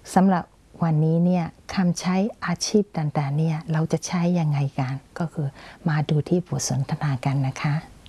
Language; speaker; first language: Thai; non-native, fluent; Burmese